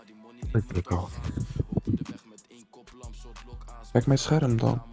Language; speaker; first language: Dutch; early bilingual, other home language; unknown